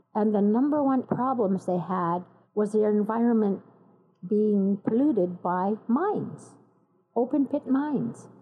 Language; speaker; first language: English; native; English